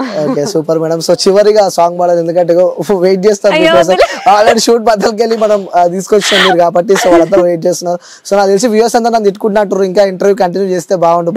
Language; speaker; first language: Telugu; native; Telugu